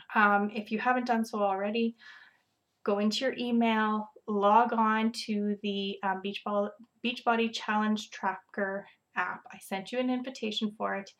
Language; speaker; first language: English; native; English